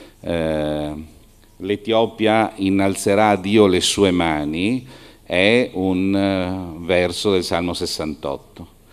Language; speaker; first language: Italian; native; Italian